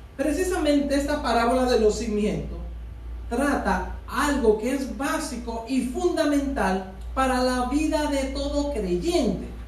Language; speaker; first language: Spanish; native; Spanish